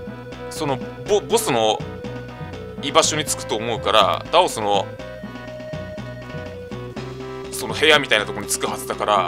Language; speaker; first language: Japanese; native; Japanese